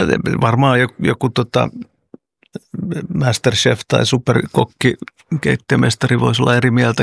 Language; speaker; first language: Finnish; early bilingual, other home language; Oromo